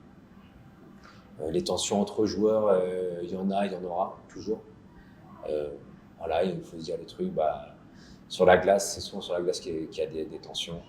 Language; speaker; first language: French; native; French